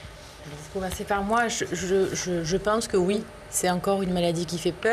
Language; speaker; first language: French; native; French